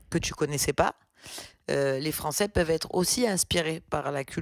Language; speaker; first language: French; native; French